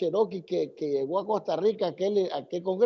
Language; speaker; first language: Spanish; native; Spanish